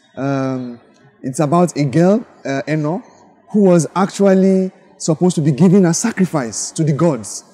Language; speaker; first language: English; non-native, local second language; Yoruba